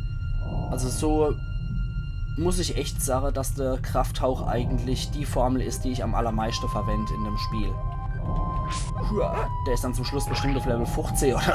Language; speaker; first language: German; native; German